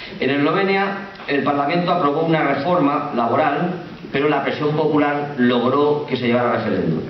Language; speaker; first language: Spanish; native; Spanish